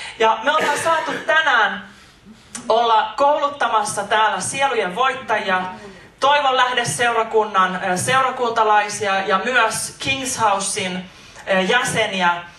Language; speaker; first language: Finnish; native; Finnish